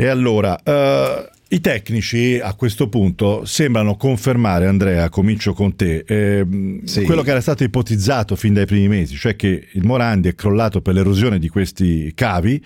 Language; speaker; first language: Italian; native; Italian